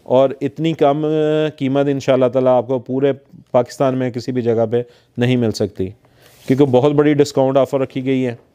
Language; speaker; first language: Urdu; non-native, local second language; Punjabi